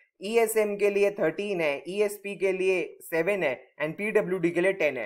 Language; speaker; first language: Hindi; native; Hindi